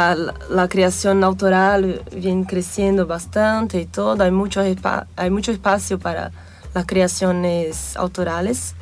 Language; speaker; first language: Spanish; non-native, fluent; Portuguese